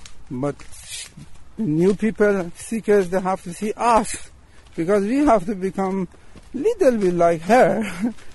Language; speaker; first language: English; non-native, fluent; Persian